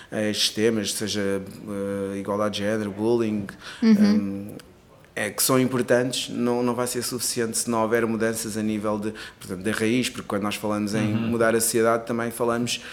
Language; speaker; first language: Portuguese; non-native, local second language; Kabuverdianu